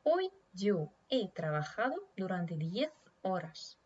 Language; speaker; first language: Spanish; non-native, fluent; Ukrainian